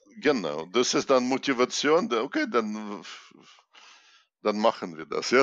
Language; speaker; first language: German; non-native, fluent; Russian